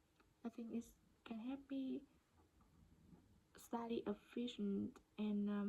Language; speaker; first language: English; non-native, learner; Vietnamese